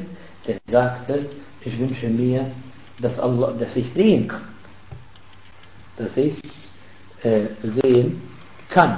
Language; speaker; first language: German; non-native, fluent; Arabic